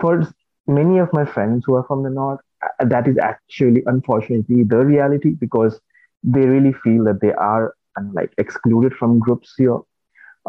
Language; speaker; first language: English; non-native, local second language; Nepali